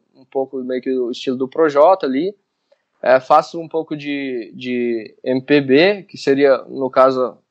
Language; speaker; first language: Portuguese; native; Portuguese